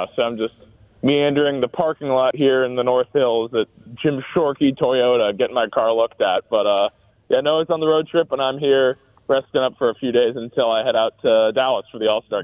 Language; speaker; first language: English; native; English